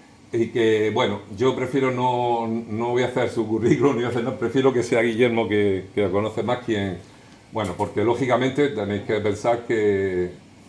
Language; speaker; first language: Spanish; native; Spanish